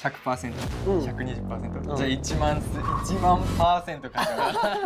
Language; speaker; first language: Japanese; native; Japanese